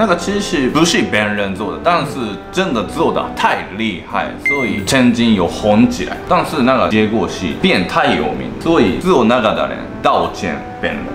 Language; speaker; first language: Chinese; non-native, fluent; Japanese